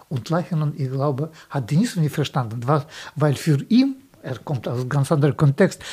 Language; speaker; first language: German; non-native, fluent; Russian